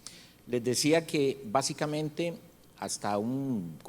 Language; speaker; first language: Spanish; native; Spanish